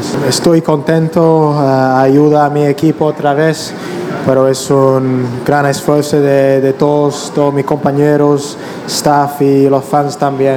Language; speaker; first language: Spanish; non-native, learner; English